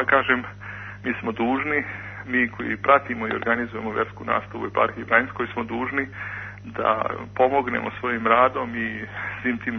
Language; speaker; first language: Croatian; native; Croatian